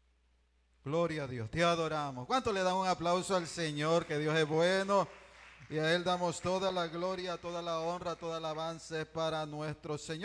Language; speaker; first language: Spanish; native; Spanish